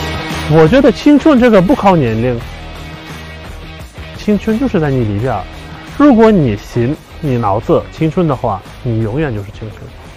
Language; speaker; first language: Chinese; non-native, fluent; Turkmen